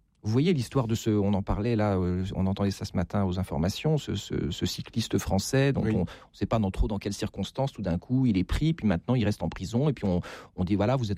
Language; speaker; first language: French; native; French